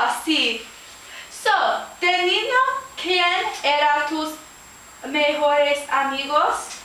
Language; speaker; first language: Spanish; non-native, learner; English